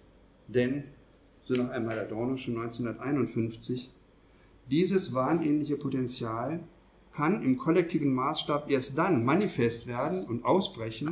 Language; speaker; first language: German; native; German